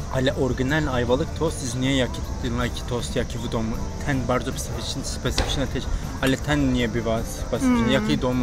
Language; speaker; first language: Polish; non-native, learner; Turkish